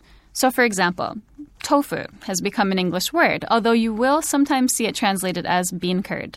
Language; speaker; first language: English; native; English